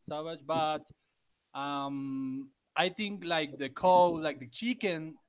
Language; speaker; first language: English; non-native, learner; Spanish